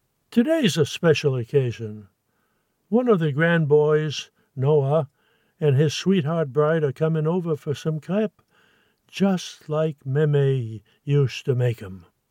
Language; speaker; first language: English; native; English